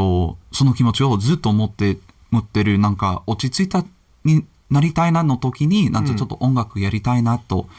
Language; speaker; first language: Japanese; non-native, learner; English